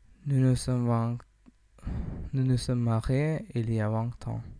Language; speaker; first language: French; non-native, learner; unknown